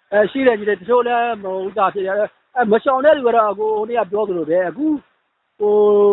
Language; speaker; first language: Burmese; native; Burmese